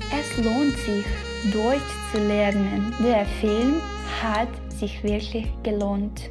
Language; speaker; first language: German; non-native, fluent; Ukrainian